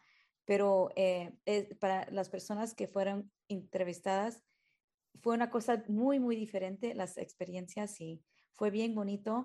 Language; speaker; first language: Spanish; early bilingual, heritage; Spanish